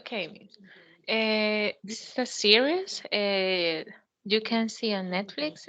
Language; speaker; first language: English; non-native, learner; Spanish